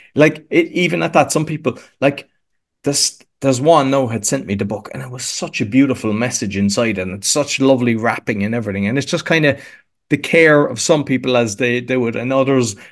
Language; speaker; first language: English; native; English